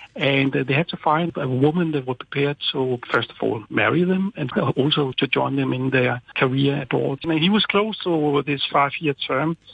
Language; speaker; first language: English; non-native, fluent; Danish